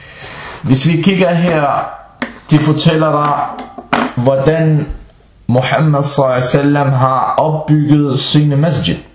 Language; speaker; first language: Danish; non-native, fluent; Arabic